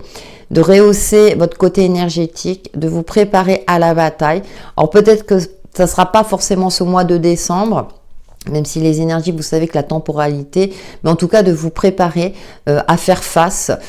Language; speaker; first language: French; native; French